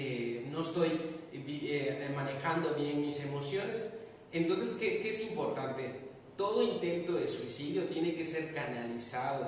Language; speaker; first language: Spanish; native; Spanish